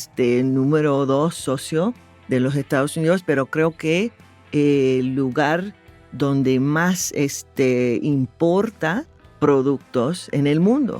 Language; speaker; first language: Spanish; non-native, fluent; English